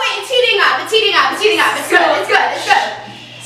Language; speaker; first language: English; native; English